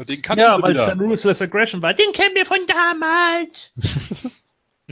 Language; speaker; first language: German; native; German